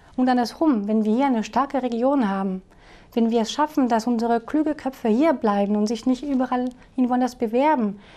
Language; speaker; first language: German; non-native, fluent; French